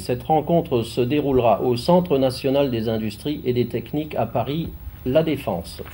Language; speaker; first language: French; native; French